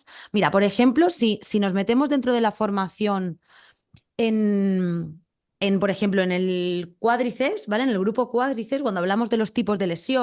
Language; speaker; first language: Spanish; native; Spanish